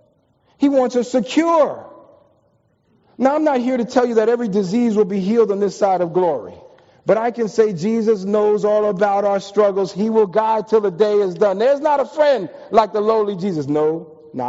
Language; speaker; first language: English; native; English